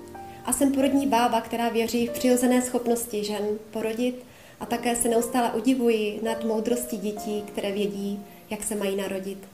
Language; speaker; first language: Czech; native; Czech